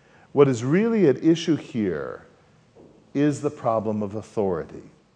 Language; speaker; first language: English; native; English